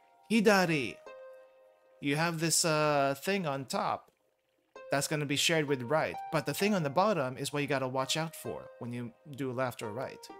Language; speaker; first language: English; native; English